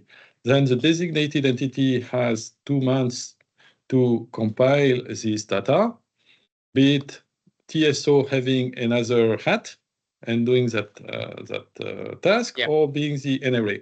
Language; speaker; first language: English; non-native, fluent; French